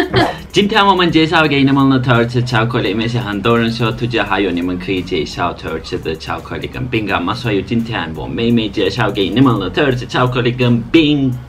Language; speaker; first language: Chinese; non-native, fluent; Turkish